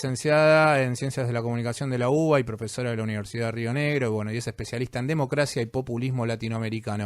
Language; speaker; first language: Spanish; native; Spanish